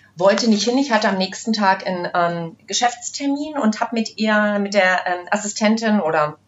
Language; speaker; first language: German; native; German